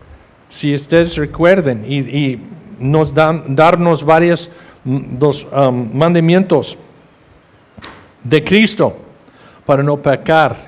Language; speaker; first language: Spanish; non-native, fluent; English